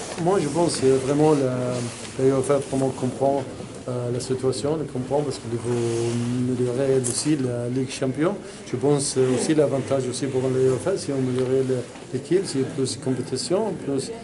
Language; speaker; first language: French; non-native, fluent; Arabic